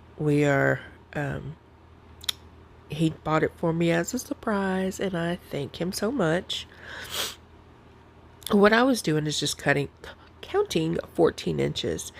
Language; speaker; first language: English; native; English